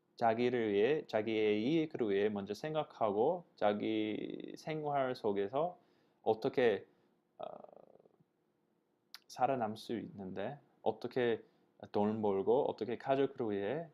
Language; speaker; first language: Korean; non-native, fluent; English